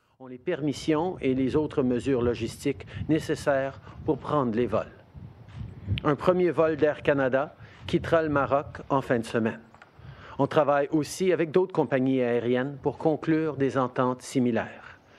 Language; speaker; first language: French; early bilingual, heritage; French